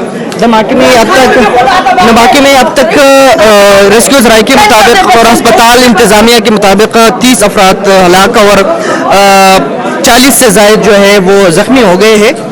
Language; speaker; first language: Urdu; non-native, local second language; Pashto